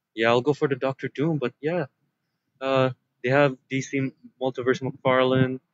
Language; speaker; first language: English; native; English